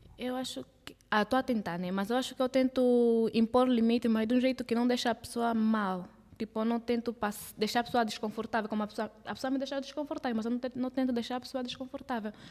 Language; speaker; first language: Portuguese; native; Portuguese